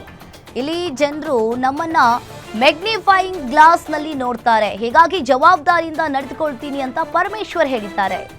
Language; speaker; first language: Kannada; native; Kannada